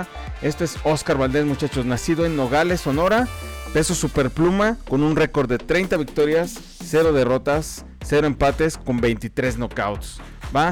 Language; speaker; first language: Spanish; native; Spanish